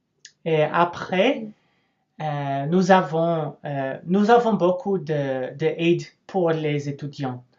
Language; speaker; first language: French; non-native, learner; English